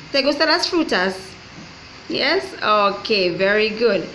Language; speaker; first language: Spanish; non-native, fluent; English